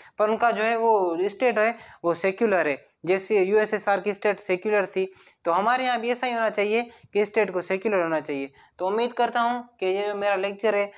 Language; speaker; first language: Urdu; non-native, local second language; Sindhi